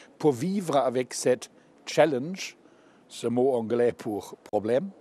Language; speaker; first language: French; non-native, fluent; German